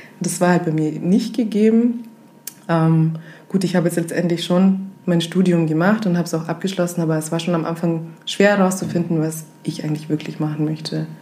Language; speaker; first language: German; early bilingual, other home language; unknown